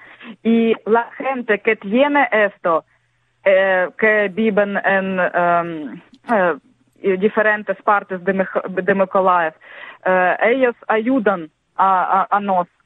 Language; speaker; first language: Spanish; non-native, learner; Ukrainian